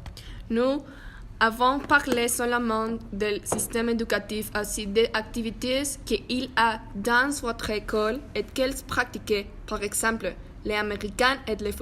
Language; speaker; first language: French; non-native, learner; Spanish